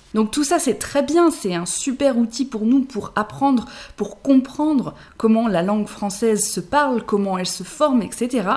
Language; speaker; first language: French; native; French